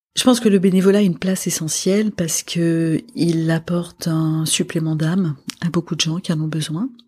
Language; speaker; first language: French; non-native, local second language; Arabic